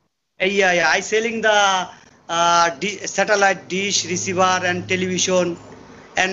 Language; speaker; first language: English; non-native, learner; Bangla